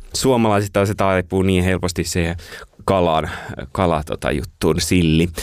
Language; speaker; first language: Finnish; native; Finnish